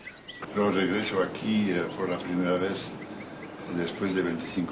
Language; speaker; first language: Spanish; non-native, fluent; French